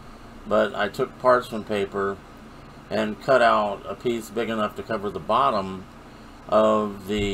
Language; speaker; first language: English; native; English